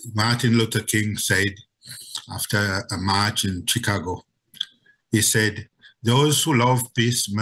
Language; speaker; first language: English; non-native, fluent; Seselwa Creole French